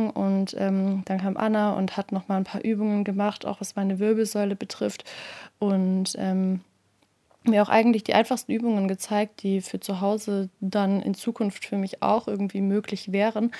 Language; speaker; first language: German; native; German